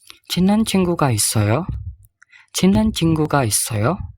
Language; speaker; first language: Korean; non-native, fluent; Indonesian